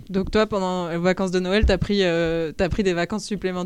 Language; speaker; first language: French; native; French